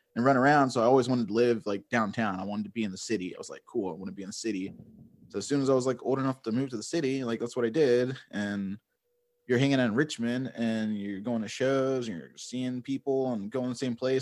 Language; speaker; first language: English; native; English